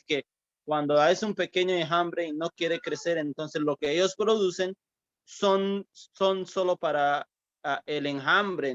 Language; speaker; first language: Spanish; early bilingual, heritage; English